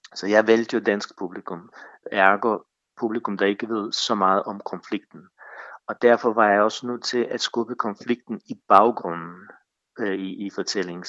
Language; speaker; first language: Danish; non-native, fluent; Bosnian